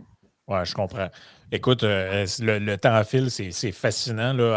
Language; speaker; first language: French; native; French